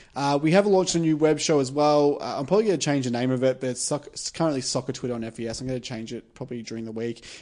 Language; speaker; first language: English; native; English